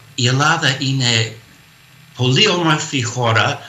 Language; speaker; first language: Greek; non-native, fluent; English